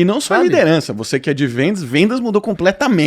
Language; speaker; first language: Portuguese; native; Portuguese